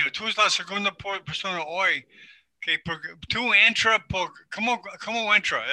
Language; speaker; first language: Spanish; non-native, learner; English